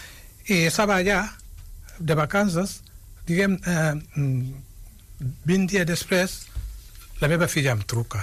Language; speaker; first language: Catalan; non-native, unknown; Wolof